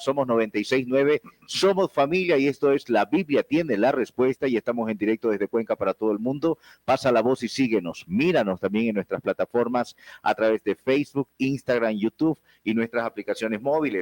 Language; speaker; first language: Spanish; native; Spanish